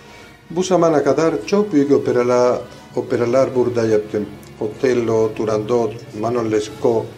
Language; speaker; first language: Turkish; non-native, fluent; Spanish